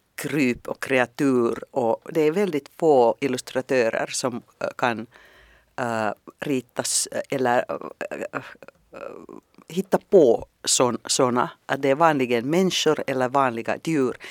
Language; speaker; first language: Swedish; non-native, fluent; Finnish